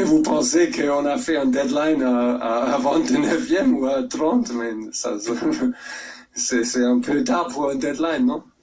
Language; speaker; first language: French; non-native, fluent; German